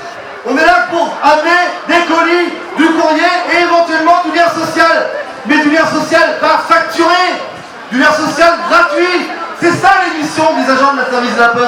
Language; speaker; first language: French; native; French